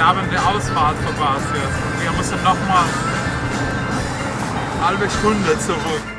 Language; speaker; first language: German; non-native, learner; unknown